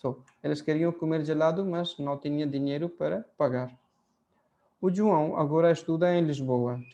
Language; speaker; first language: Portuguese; non-native, fluent; Hindi